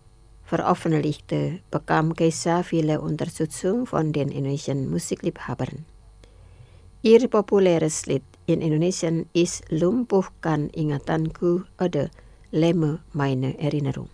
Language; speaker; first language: German; non-native, fluent; Indonesian